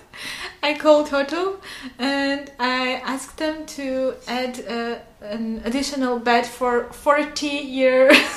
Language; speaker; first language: English; non-native, fluent; Armenian